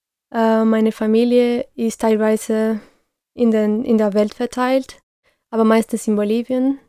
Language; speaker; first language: German; non-native, fluent; Spanish